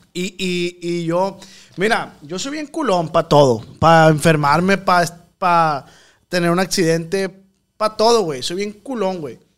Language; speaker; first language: Spanish; native; Spanish